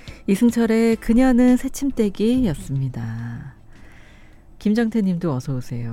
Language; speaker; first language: Korean; native; Korean